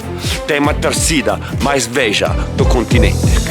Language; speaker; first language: Portuguese; non-native, fluent; Spanish